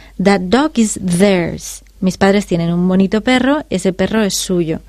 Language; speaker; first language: Spanish; native; Spanish